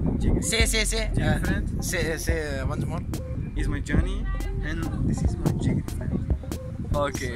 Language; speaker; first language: English; non-native, learner; Persian